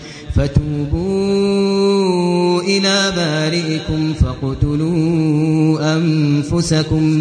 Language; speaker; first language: Arabic; native; Arabic